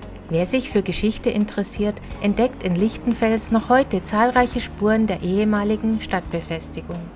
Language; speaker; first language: German; native; German